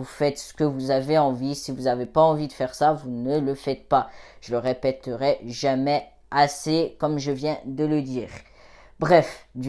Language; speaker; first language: French; native; French